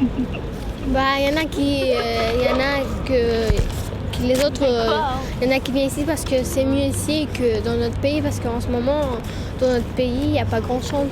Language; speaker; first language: French; early bilingual, other home language; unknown